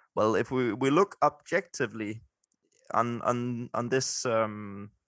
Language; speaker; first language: English; non-native, fluent; Danish